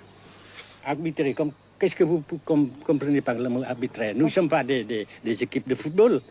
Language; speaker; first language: French; non-native, local second language; Vietnamese